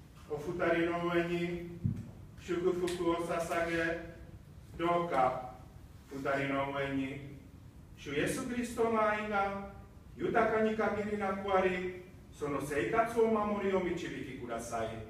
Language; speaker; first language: Japanese; native; Japanese